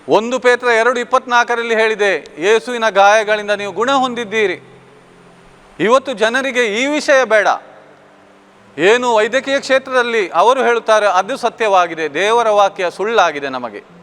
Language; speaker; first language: Kannada; non-native, local second language; Konkani